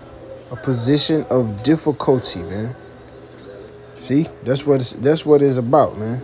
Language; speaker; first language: English; native; English